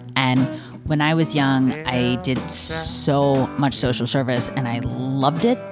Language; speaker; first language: English; native; English